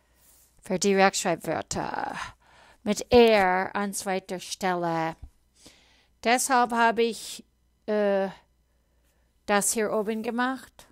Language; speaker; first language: German; non-native, fluent; English